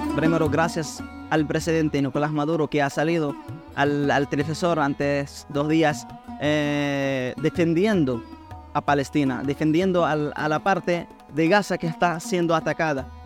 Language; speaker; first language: Spanish; non-native, fluent; Arabic